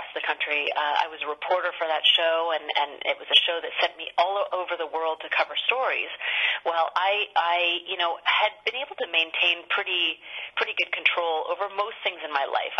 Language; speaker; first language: English; native; English